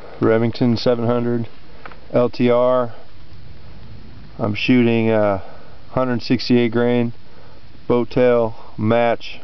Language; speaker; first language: English; native; English